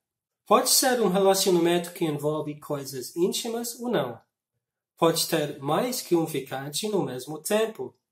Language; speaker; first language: Portuguese; non-native, fluent; English